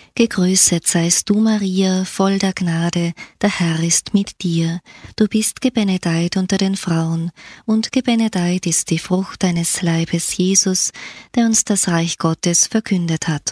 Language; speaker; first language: German; native; German